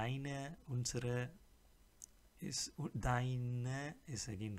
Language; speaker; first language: German; non-native, fluent; English